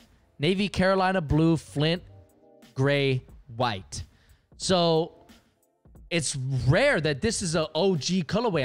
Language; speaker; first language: English; native; English